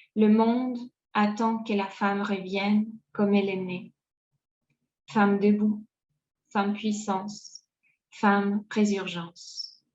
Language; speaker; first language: French; non-native, fluent; Spanish